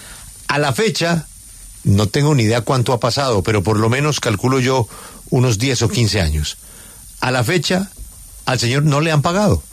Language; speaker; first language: Spanish; native; Spanish